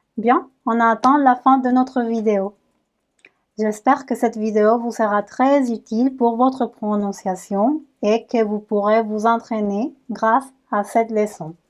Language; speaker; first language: French; non-native, fluent; Spanish